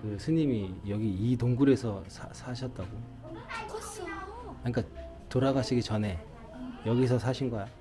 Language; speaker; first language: Korean; native; Korean